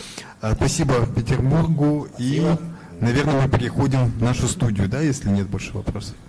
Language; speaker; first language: Russian; native; Russian